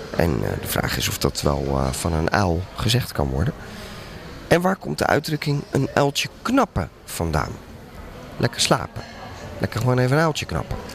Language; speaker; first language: Dutch; native; Dutch